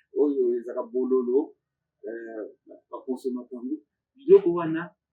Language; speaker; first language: Lingala; native; Lingala